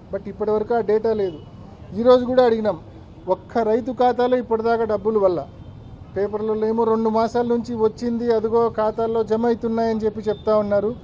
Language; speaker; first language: Telugu; native; Telugu